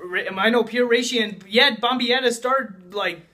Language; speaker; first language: English; native; English